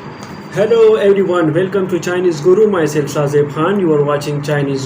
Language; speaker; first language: English; non-native, local second language; Urdu